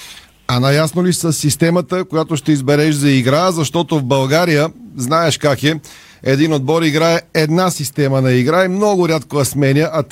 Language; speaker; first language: Bulgarian; native; Bulgarian